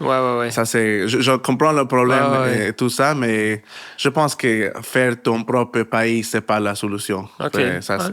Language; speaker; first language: French; non-native, learner; Spanish